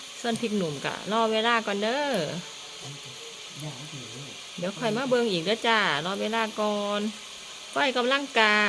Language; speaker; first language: Thai; non-native, local second language; Northeastern Thai